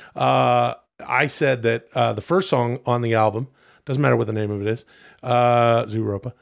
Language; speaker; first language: English; native; English